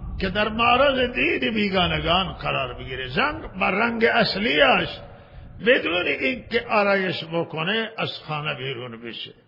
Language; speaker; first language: Persian; non-native, local second language; Baluchi